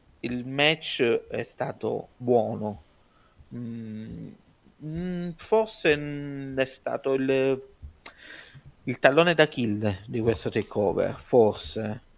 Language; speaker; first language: Italian; native; Italian